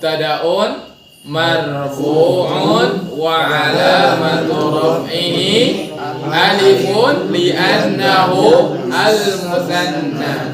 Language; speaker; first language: Arabic; non-native, fluent; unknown